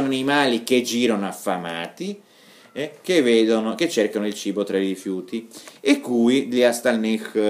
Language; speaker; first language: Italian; non-native, fluent; Russian